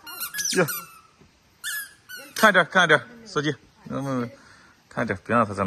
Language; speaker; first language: Chinese; native; Chinese